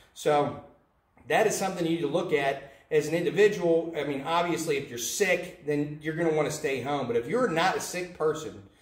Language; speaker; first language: English; native; English